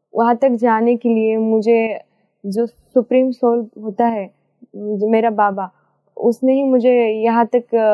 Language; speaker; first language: Hindi; non-native, local second language; Marathi